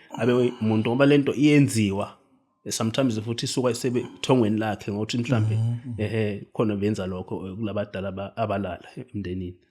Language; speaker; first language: Zulu; native; Zulu